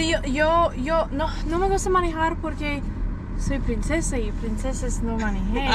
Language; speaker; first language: Spanish; non-native, learner; English